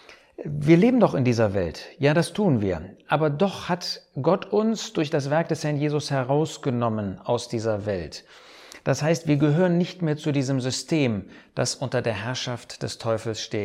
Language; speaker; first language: German; native; German